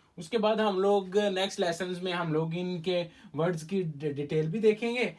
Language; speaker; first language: Urdu; native; Urdu